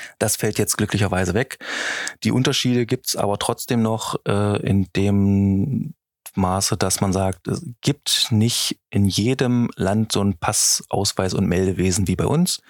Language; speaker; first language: German; native; German